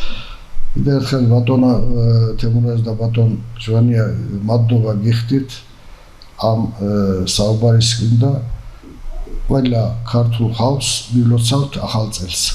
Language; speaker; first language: Georgian; early bilingual, heritage; Georgian